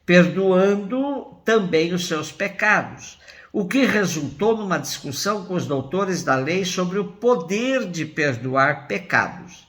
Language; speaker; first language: Portuguese; native; Portuguese